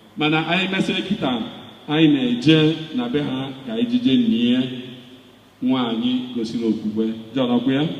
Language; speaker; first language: Igbo; native; Igbo